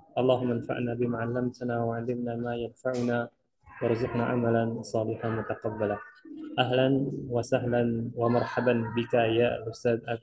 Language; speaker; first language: Arabic; non-native, fluent; Indonesian